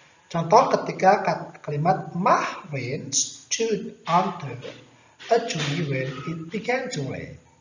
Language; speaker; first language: English; non-native, fluent; Indonesian